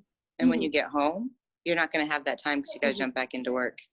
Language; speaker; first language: English; native; English